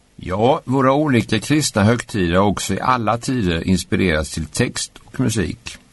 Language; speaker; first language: Swedish; native; Swedish